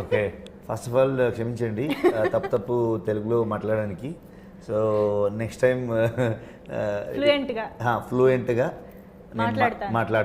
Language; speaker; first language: Telugu; non-native, learner; Kannada